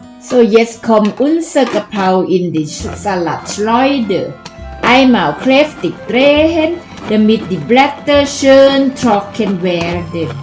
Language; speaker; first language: German; non-native, fluent; Thai